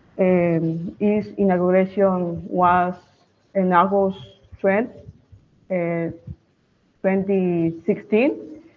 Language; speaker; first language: English; non-native, learner; Spanish